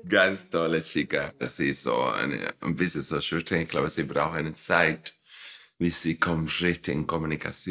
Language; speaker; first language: German; non-native, learner; Spanish